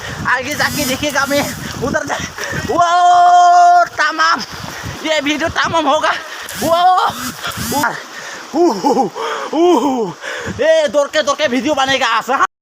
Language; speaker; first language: Hindi; non-native, local second language; Bodo